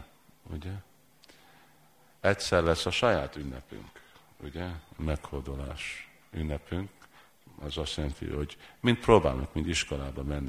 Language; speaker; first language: Hungarian; early bilingual, heritage; Hungarian